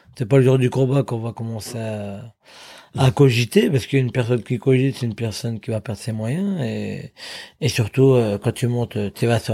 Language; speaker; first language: French; native; French